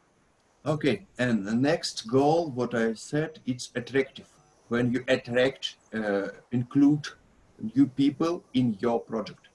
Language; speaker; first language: English; non-native, learner; Russian